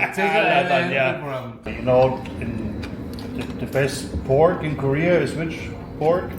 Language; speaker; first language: English; non-native, fluent; German